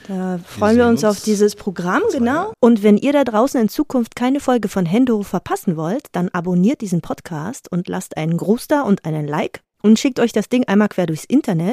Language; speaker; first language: German; native; German